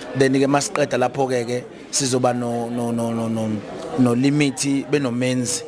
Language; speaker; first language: Zulu; native; Zulu